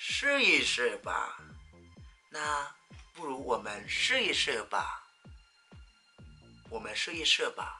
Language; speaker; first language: Chinese; non-native, fluent; Vietnamese